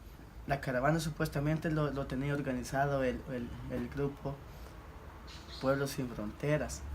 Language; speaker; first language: Spanish; native; Spanish